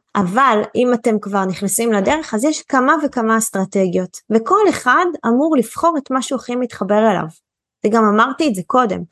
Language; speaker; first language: Hebrew; native; Hebrew